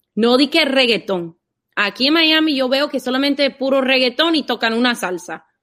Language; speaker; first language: Spanish; non-native, fluent; English